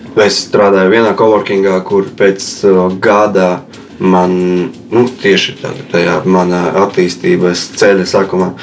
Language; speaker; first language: Latvian; non-native, local second language; Russian